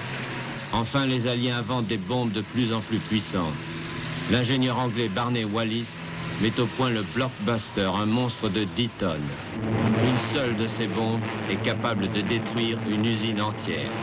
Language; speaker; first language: French; native; French